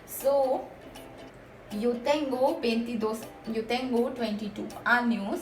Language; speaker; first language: Spanish; non-native, fluent; Hindi